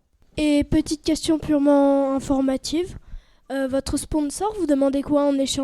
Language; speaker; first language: French; native; French